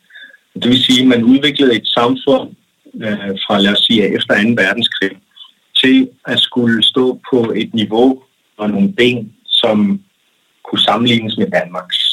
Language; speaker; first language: Danish; non-native, local second language; Kalaallisut